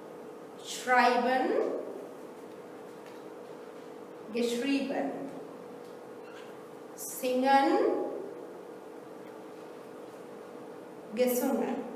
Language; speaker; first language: German; non-native, fluent; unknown